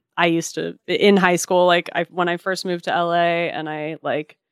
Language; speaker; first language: English; native; English